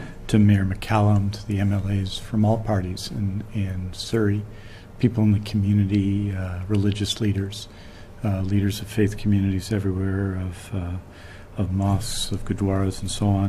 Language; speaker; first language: English; native; English